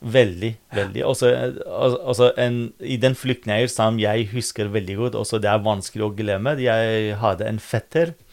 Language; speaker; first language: Norwegian; non-native, fluent; Kurdish